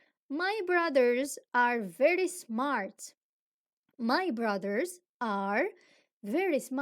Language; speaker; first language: English; non-native, fluent; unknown